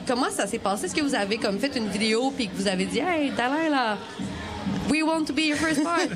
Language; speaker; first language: French; native; French